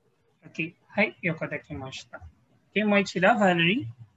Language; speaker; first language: Japanese; non-native, fluent; Filipino